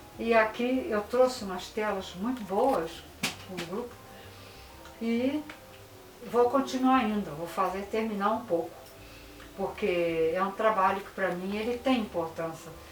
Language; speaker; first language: Portuguese; native; Portuguese